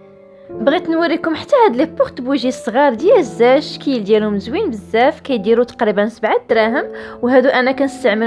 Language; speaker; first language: Arabic; native; Arabic